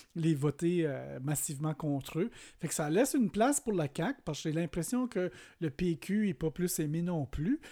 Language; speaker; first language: French; native; French